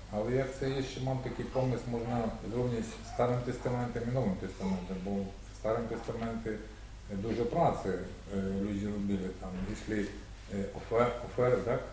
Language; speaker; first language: Polish; non-native, learner; Russian